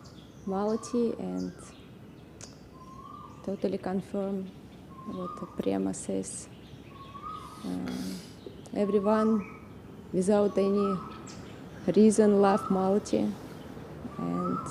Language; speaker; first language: English; non-native, learner; Russian